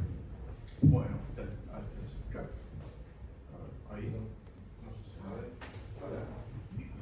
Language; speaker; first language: Spanish; native; Spanish